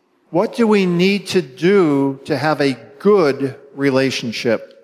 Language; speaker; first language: English; native; English